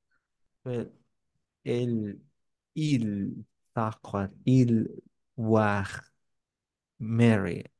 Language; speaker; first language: French; non-native, learner; English